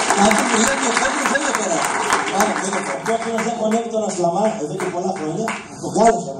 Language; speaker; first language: Greek; native; Greek